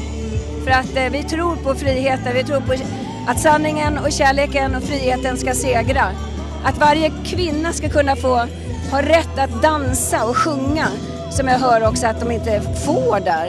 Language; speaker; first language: Swedish; native; Swedish